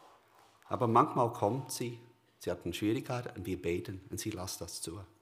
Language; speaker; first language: German; non-native, learner; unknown